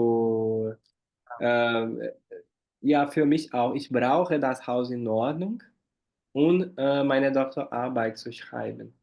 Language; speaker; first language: German; non-native, fluent; Portuguese